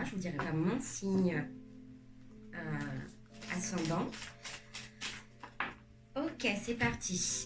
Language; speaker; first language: French; native; French